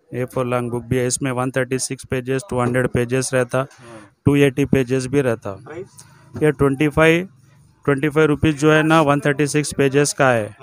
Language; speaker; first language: Hindi; native; Hindi